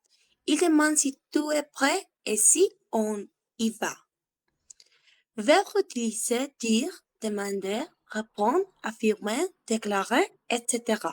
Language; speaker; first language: French; non-native, learner; Spanish